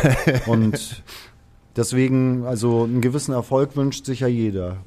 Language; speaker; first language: German; native; German